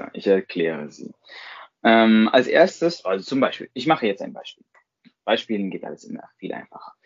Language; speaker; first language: German; non-native, fluent; Spanish